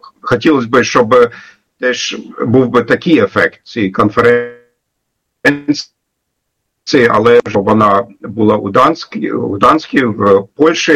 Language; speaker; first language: Ukrainian; non-native, fluent; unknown